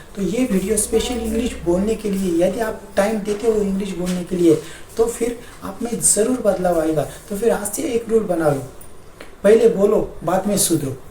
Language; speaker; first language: Hindi; non-native, local second language; Marathi